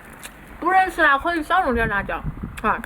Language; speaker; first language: Chinese; native; Chinese